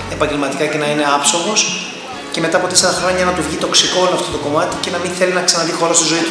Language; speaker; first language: Greek; early bilingual, heritage; Greek